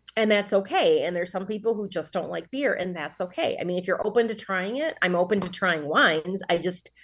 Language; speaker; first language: English; native; English